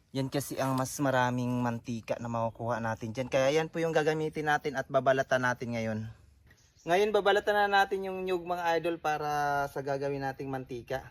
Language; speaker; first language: Filipino; non-native, local second language; Cebuano